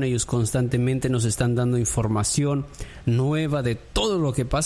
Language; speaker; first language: Spanish; native; Spanish